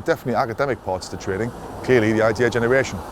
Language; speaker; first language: English; native; English